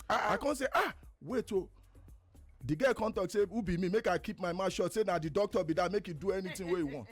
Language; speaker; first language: Nigerian Pidgin; native; Nigerian Pidgin